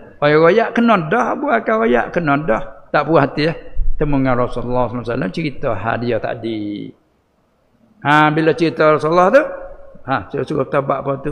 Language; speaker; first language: Malay; native; Malay